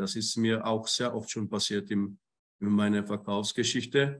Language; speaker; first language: German; non-native, fluent; Czech